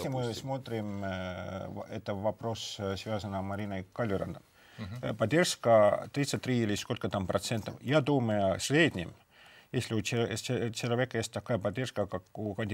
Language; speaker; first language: Russian; non-native, local second language; Estonian